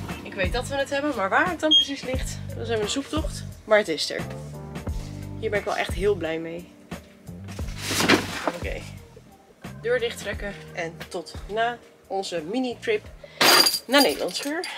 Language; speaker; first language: Dutch; native; Dutch